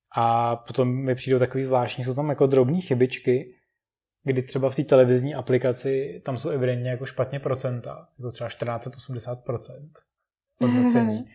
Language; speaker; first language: Czech; native; Czech